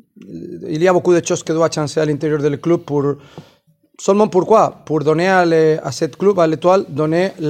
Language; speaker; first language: French; non-native, fluent; Spanish